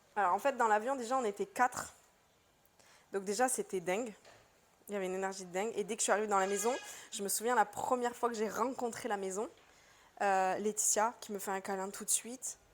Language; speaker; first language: French; early bilingual, other home language; Portuguese